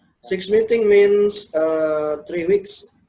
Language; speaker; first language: English; non-native, learner; Indonesian